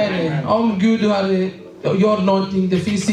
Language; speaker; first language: Swedish; non-native, learner; Swahili